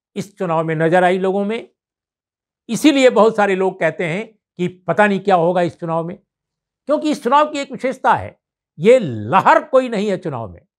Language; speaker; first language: Hindi; native; Hindi